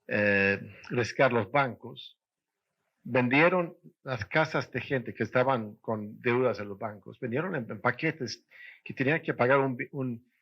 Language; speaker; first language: Spanish; non-native, fluent; Swedish